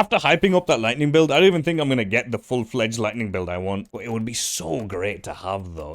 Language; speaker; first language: English; native; English